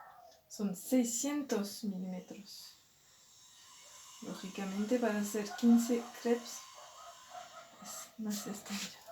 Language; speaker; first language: Spanish; non-native, fluent; French